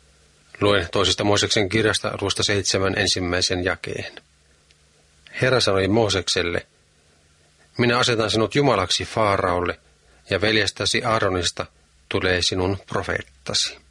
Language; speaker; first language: Finnish; native; Finnish